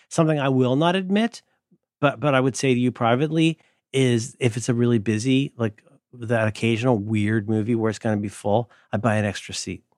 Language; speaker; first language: English; native; English